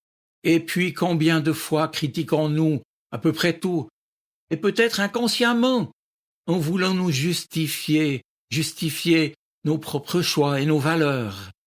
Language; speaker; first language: French; native; French